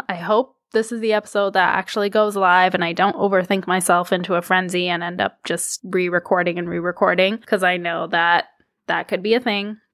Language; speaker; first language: English; native; English